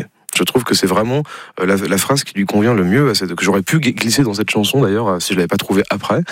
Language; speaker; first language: French; native; French